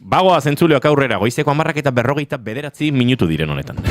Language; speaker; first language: Basque; native; Basque